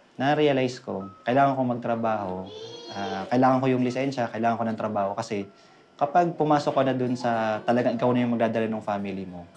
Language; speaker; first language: Filipino; non-native, local second language; Bikol